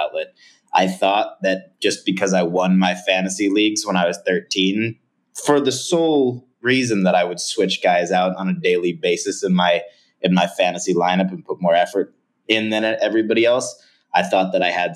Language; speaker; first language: English; native; English